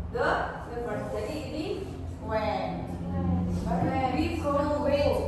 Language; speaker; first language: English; non-native, learner; Indonesian